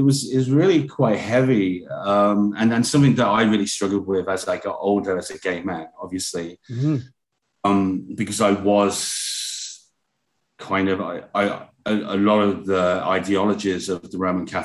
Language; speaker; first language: English; native; English